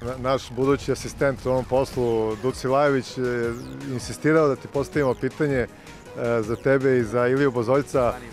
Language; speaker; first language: Serbian; native; Serbian